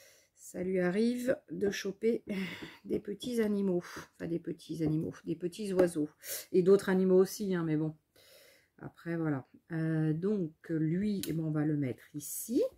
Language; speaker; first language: French; native; French